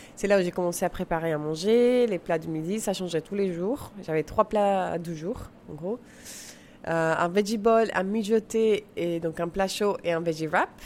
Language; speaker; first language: French; non-native, fluent; Spanish